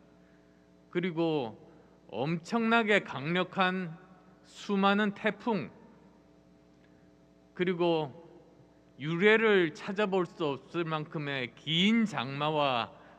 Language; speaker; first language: Korean; native; Korean